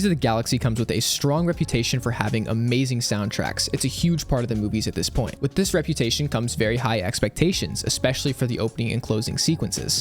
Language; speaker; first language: English; native; English